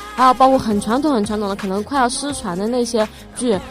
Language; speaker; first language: Chinese; native; Chinese